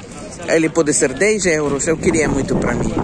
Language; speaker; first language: Portuguese; non-native, fluent; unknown